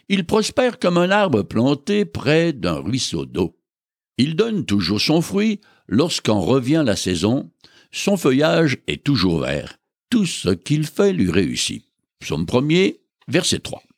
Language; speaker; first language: French; native; French